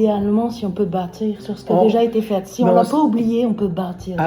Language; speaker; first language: French; native; French